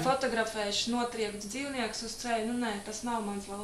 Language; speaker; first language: Latvian; native; Latvian